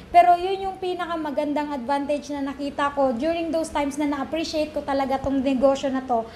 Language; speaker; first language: Filipino; non-native, local second language; Cebuano